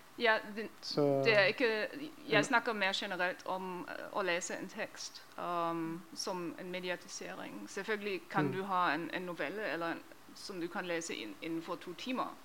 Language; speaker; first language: Norwegian; non-native, fluent; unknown